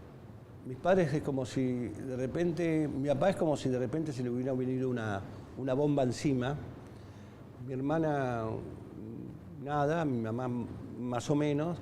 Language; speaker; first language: Spanish; native; Spanish